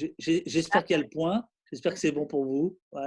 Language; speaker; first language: French; native; French